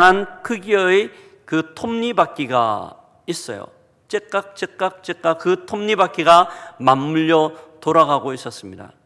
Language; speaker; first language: Korean; native; Korean